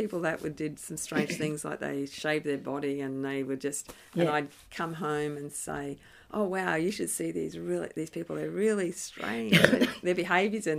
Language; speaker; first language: English; native; English